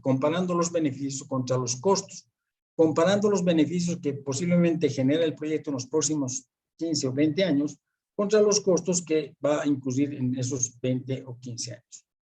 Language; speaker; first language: Spanish; native; Spanish